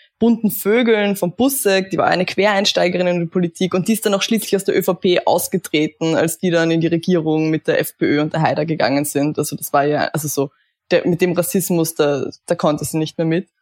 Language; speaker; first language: German; native; German